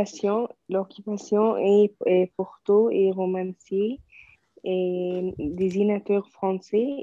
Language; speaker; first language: French; non-native, learner; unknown